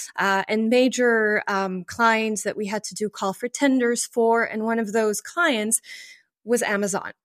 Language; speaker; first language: English; non-native, fluent; French